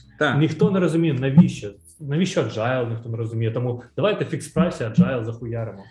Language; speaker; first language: Ukrainian; non-native, local second language; Russian